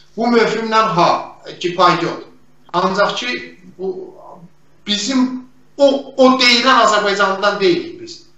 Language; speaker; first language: Azerbaijani; non-native, local second language; Talysh